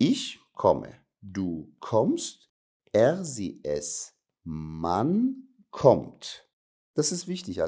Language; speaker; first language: German; native; German